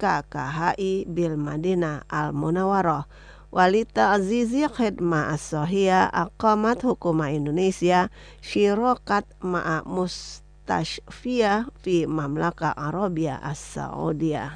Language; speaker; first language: Arabic; non-native, fluent; Indonesian